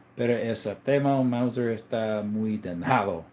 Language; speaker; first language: Spanish; non-native, learner; English